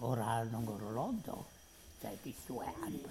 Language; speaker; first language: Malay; non-native, local second language; Javanese